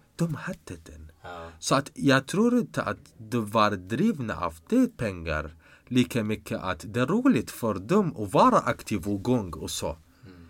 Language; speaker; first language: Swedish; non-native, fluent; Arabic